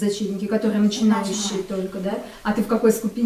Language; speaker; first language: Russian; native; Russian